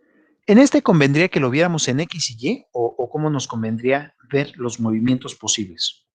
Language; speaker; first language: Spanish; native; Spanish